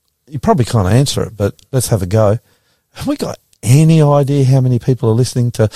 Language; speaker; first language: English; native; English